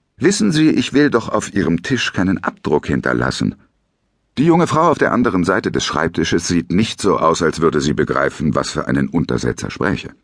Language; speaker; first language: German; native; German